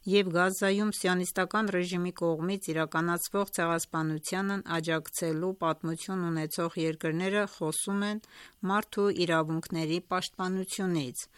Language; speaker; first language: Armenian; native; Armenian